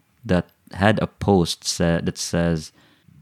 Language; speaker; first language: English; non-native, local second language; Cebuano